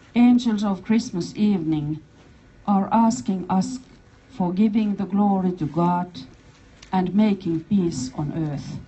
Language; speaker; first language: English; non-native, fluent; Finnish